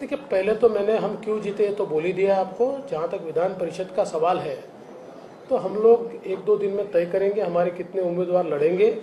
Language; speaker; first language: Hindi; non-native, local second language; Marathi